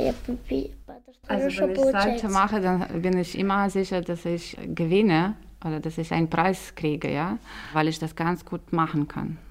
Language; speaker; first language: German; early bilingual, other home language; Russian